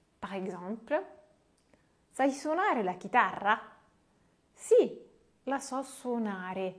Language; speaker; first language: Italian; non-native, fluent; French